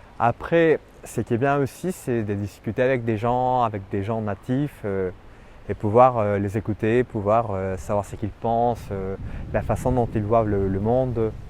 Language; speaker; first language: French; non-native, fluent; Spanish